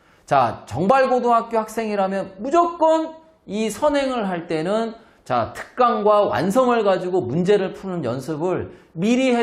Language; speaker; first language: Korean; native; Korean